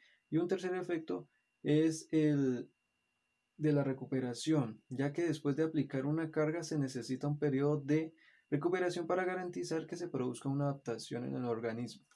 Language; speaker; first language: Spanish; native; Spanish